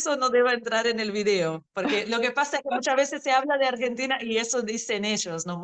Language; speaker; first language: Spanish; non-native, fluent; Portuguese